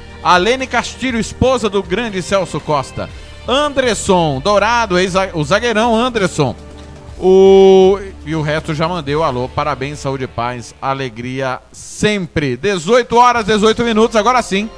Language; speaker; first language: Portuguese; native; Portuguese